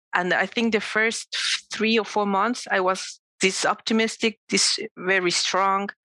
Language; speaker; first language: English; non-native, fluent; Spanish